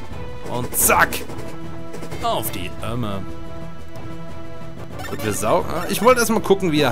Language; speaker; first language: German; native; German